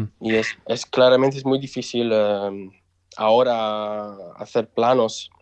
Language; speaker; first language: Spanish; non-native, local second language; Italian